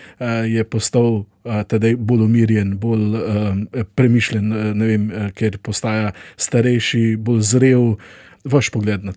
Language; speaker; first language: Slovenian; native; Slovenian